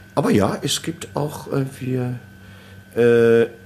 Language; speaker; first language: German; non-native, fluent; Italian